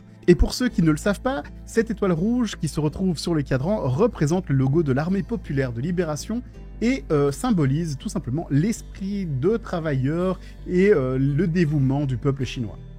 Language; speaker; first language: French; native; French